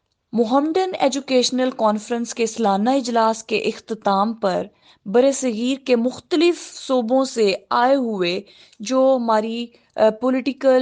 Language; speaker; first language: Urdu; native; Urdu